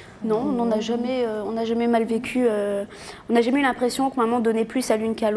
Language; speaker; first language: French; native; French